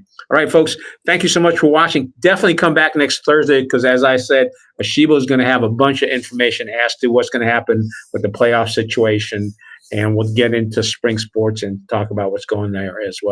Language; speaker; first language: English; native; English